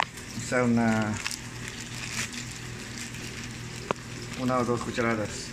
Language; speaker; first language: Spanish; non-native, learner; English